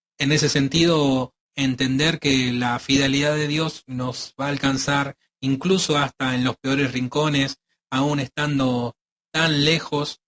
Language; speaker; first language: Spanish; native; Spanish